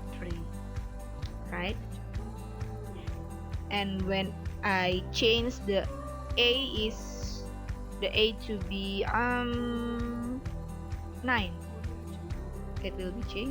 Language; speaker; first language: English; non-native, learner; Indonesian